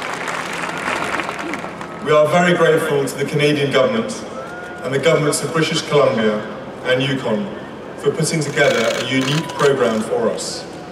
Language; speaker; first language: English; native; English